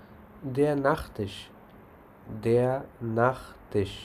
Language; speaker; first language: German; non-native, fluent; Pashto